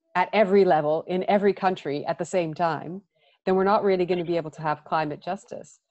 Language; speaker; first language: English; native; English